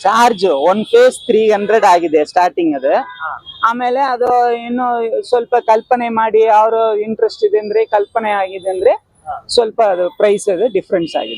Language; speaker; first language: Kannada; non-native, local second language; Tamil